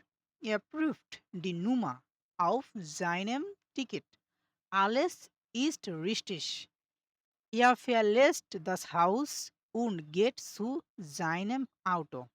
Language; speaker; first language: German; non-native, learner; Bangla